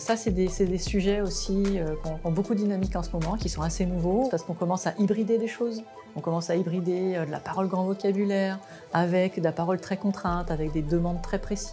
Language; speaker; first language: French; native; French